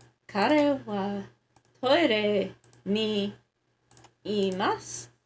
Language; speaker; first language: Japanese; non-native, learner; English